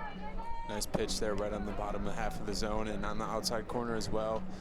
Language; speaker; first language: English; native; English